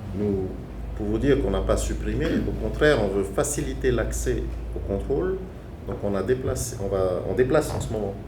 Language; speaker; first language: French; native; French